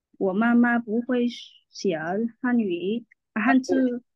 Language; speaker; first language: Chinese; non-native, learner; Vietnamese